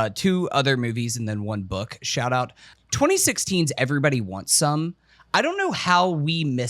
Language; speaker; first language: English; native; English